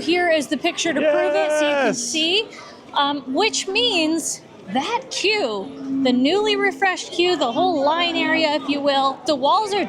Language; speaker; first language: English; native; English